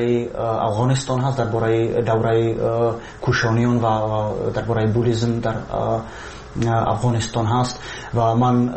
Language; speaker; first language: Persian; non-native, fluent; Czech